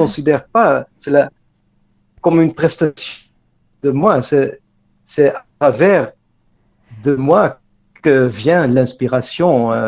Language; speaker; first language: French; non-native, fluent; Dutch